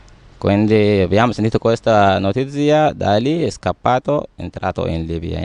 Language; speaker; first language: Italian; non-native, learner; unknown